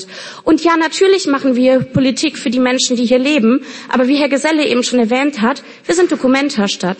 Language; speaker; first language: German; native; German